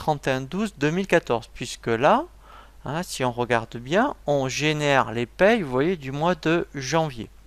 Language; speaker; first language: French; native; French